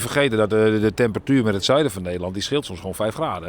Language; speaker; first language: Dutch; non-native, local second language; Western Frisian